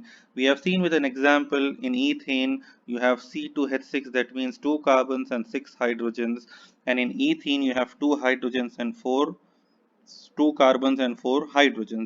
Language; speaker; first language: English; non-native, local second language; Hindi